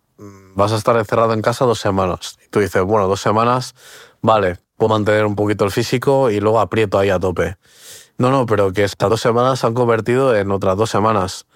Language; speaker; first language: Spanish; early bilingual, other home language; Portuguese